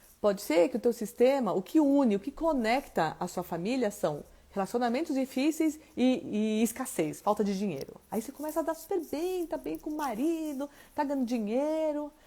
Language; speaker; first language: Portuguese; native; Portuguese